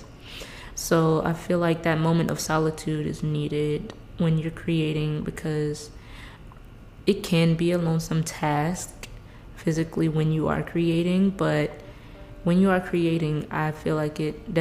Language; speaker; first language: English; native; English